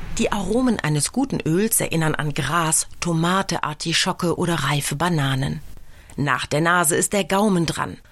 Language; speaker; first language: German; native; German